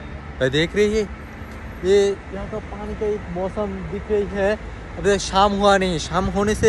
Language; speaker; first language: Hindi; non-native, learner; Bangla